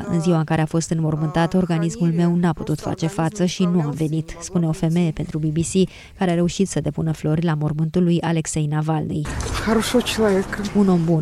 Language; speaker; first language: Romanian; native; Romanian